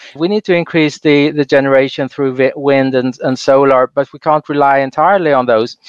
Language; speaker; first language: English; non-native, fluent; Swedish